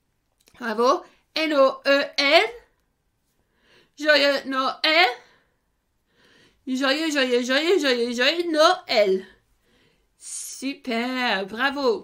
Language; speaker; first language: French; non-native, fluent; English